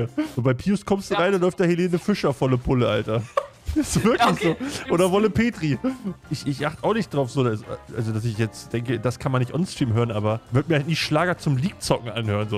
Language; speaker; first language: German; native; German